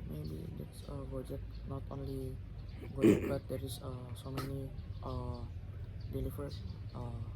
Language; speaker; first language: English; non-native, learner; Indonesian